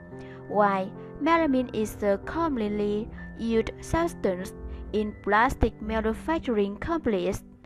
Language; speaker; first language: English; non-native, learner; Vietnamese